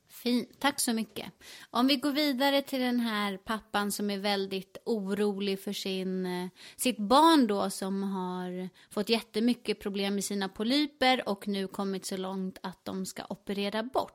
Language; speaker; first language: Swedish; native; Swedish